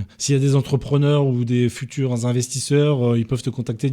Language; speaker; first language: French; native; French